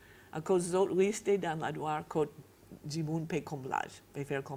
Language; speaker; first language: Haitian Creole; non-native, fluent; English